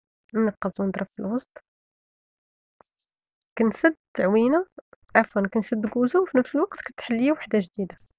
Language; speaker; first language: Arabic; native; Arabic